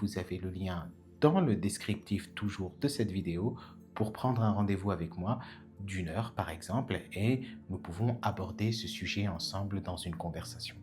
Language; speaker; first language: French; native; French